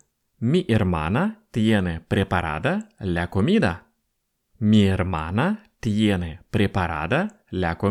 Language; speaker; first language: Spanish; non-native, fluent; Russian